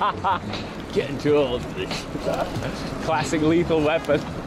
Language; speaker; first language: English; native; English